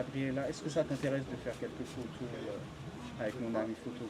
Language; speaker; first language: French; native; French